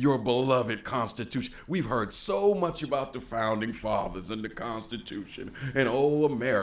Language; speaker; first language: English; native; English